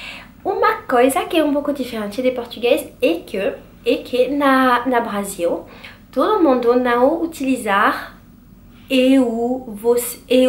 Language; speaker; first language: Portuguese; non-native, learner; French